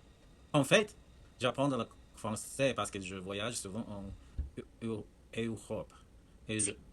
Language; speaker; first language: French; non-native, learner; Chinese